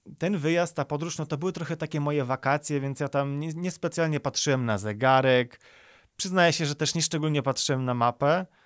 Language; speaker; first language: Polish; native; Polish